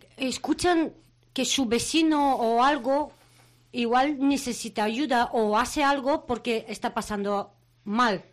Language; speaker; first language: Spanish; non-native, fluent; Bulgarian